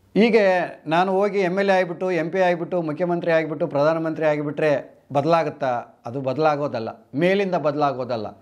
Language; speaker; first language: Kannada; non-native, local second language; Telugu